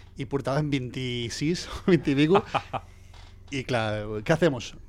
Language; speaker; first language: Spanish; non-native, local second language; Catalan